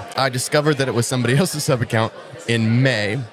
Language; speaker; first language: English; native; English